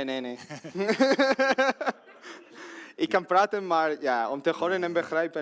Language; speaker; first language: Dutch; non-native, learner; Spanish